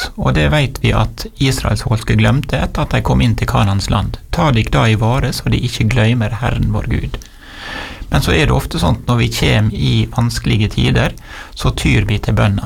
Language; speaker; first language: Norwegian; native; Norwegian